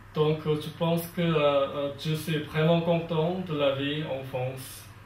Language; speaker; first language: French; non-native, learner; Korean